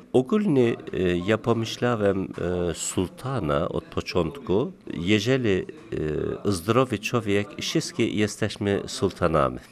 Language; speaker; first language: Polish; non-native, learner; Turkish